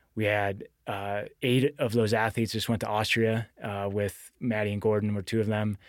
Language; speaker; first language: English; native; English